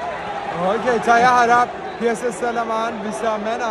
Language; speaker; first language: Indonesian; non-native, learner; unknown